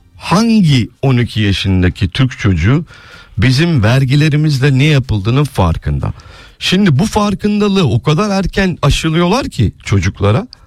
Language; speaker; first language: Turkish; early bilingual, heritage; Turkish